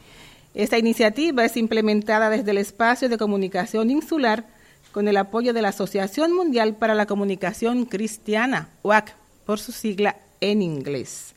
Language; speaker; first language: Spanish; native; Spanish